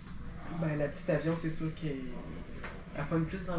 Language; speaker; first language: French; native; French